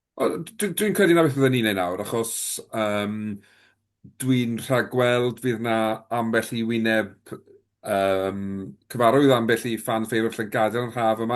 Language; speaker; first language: Welsh; native; Welsh